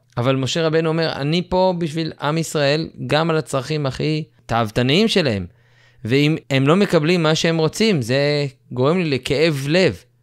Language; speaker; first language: Hebrew; native; Hebrew